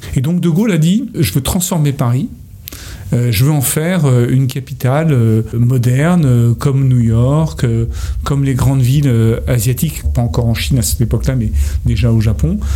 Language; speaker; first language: French; native; French